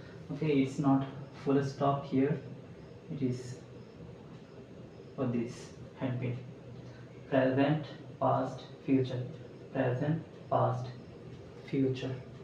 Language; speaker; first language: English; non-native, local second language; Bangla